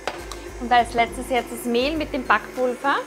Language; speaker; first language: German; native; German